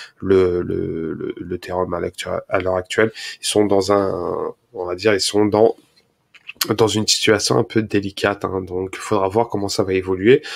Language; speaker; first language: French; native; French